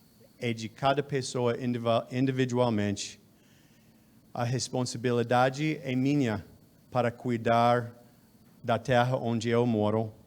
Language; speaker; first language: Portuguese; non-native, fluent; English